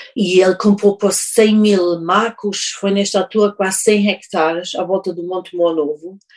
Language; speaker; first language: Portuguese; non-native, fluent; German